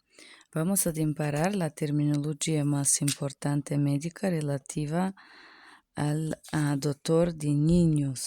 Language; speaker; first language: Spanish; non-native, learner; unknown